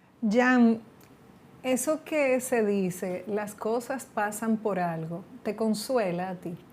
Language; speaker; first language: Spanish; native; Spanish